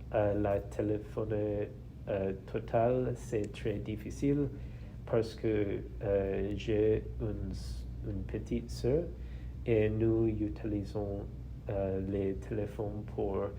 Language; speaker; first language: French; non-native, learner; English